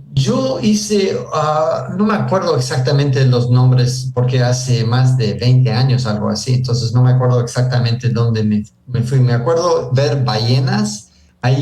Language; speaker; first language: Spanish; early bilingual, heritage; Spanish